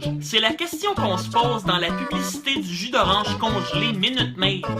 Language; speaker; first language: French; native; French